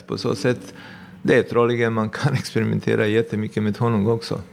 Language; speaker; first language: Swedish; non-native, fluent; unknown